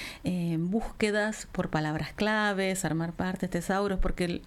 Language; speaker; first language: Spanish; native; Spanish